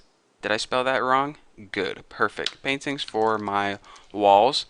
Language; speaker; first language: English; native; English